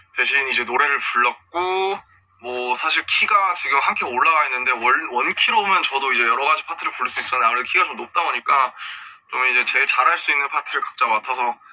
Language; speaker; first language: Korean; native; Korean